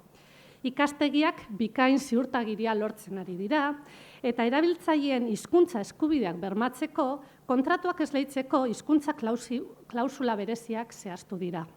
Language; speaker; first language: Basque; native; Basque